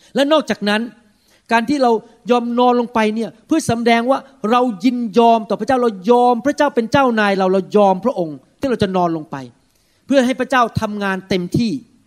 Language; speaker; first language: Thai; early bilingual, heritage; Thai